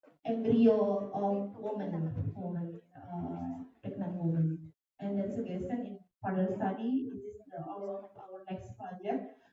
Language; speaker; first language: English; non-native, learner; Indonesian